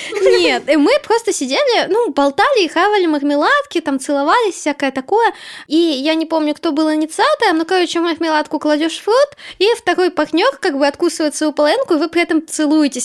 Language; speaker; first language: Russian; native; Russian